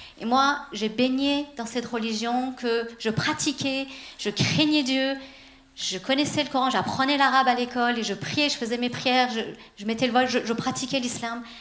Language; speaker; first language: French; early bilingual, other home language; Persian